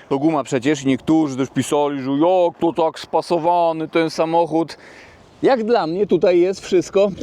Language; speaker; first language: Polish; native; Polish